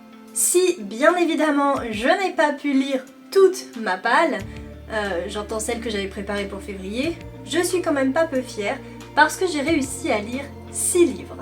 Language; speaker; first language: French; native; French